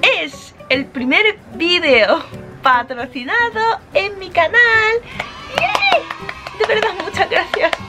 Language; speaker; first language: Spanish; non-native, fluent; Japanese